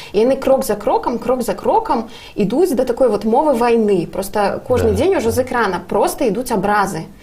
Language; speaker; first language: Belarusian; non-native, local second language; Russian